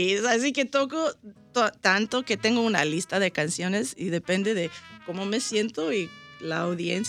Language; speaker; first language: Spanish; early bilingual, heritage; Spanish